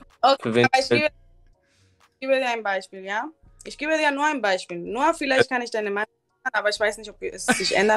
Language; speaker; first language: German; non-native, learner; Spanish